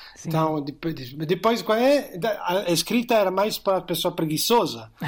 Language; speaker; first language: Portuguese; non-native, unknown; Italian